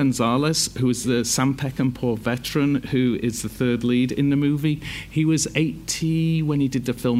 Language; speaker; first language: English; native; English